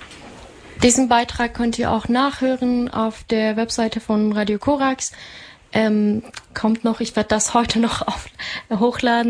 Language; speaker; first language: German; non-native, fluent; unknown